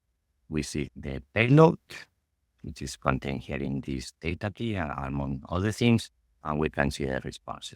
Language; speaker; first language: English; non-native, fluent; Spanish